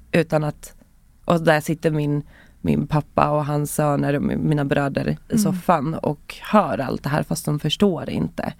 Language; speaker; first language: Swedish; early bilingual, other home language; Estonian